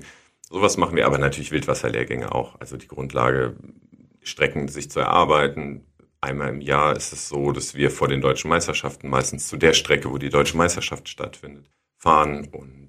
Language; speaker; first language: German; native; German